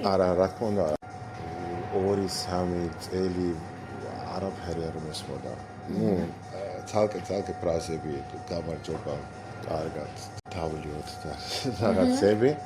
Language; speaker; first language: Georgian; non-native, learner; German